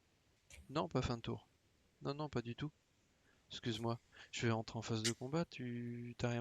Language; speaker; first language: French; native; French